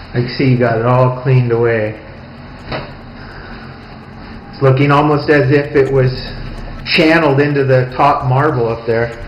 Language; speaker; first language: English; native; English